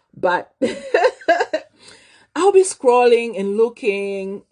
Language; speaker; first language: English; non-native, local second language; Nyanja